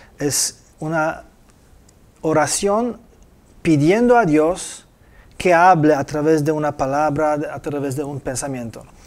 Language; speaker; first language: Spanish; non-native, fluent; Polish